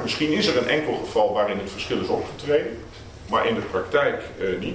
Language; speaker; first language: Dutch; native; Dutch